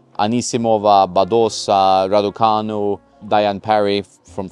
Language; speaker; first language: English; non-native, fluent; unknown